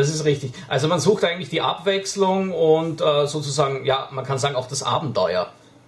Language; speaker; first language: German; native; German